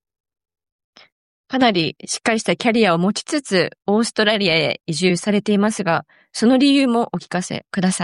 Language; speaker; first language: Japanese; native; Japanese